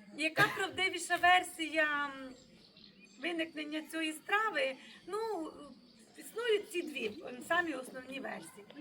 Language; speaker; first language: Ukrainian; native; Ukrainian